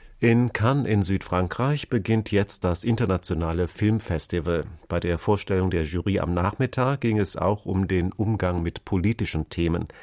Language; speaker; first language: German; native; German